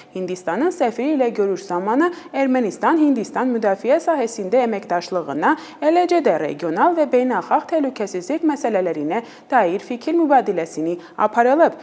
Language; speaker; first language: Azerbaijani; non-native, fluent; Armenian